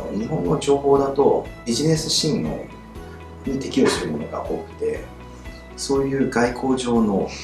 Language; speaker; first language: Japanese; non-native, fluent; Chinese